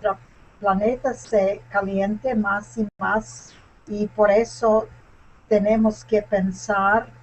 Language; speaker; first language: Spanish; non-native, learner; English